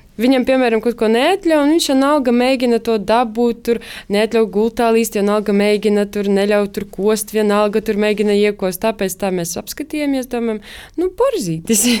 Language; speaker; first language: Latvian; native; Latvian